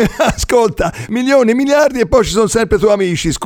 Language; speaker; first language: Italian; native; Italian